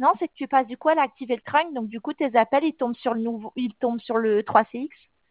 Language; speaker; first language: French; native; French